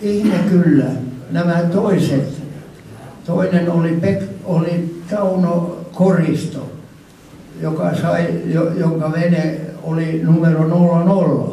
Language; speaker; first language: Finnish; non-native, local second language; Swedish